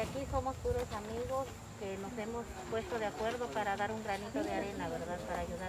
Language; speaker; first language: Spanish; native; Spanish